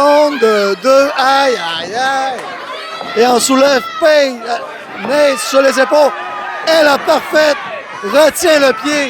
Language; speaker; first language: French; native; French